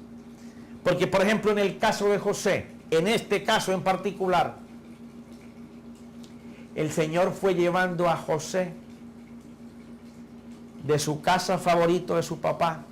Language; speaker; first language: Spanish; native; Spanish